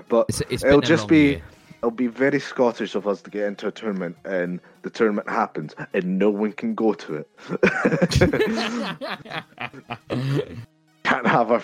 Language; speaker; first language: English; native; English